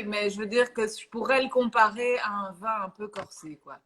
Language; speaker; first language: French; native; French